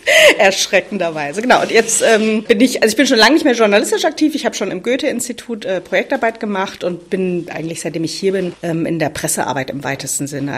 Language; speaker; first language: German; native; German